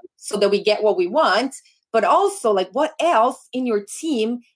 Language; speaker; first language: English; non-native, fluent; Portuguese